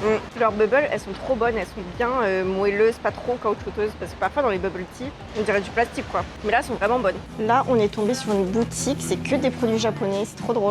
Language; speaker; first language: French; native; French